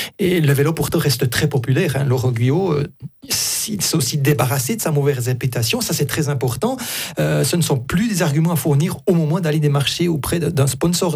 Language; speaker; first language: French; native; French